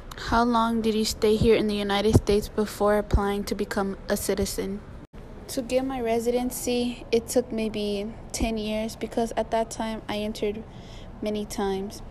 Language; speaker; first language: English; early bilingual, other home language; Spanish